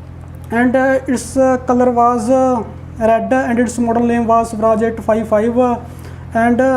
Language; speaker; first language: English; non-native, learner; Punjabi